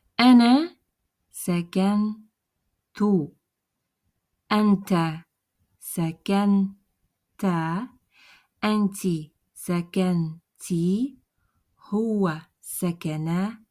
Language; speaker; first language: Arabic; non-native, fluent; Russian